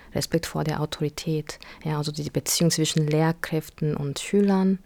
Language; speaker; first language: German; non-native, fluent; Korean